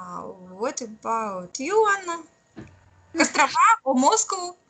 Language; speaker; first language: English; non-native, learner; Russian